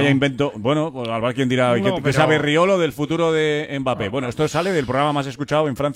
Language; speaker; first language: Spanish; native; Spanish